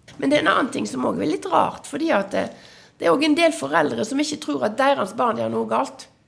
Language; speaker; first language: Norwegian; native; Norwegian